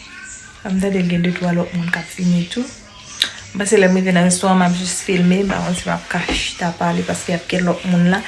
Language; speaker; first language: French; non-native, learner; Haitian Creole